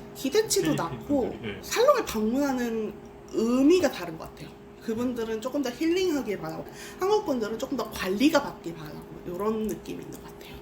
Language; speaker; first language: Korean; native; Korean